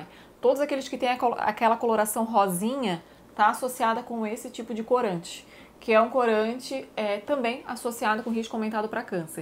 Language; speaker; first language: Portuguese; native; Portuguese